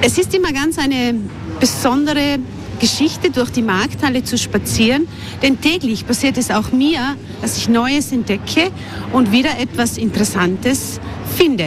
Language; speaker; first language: German; native; German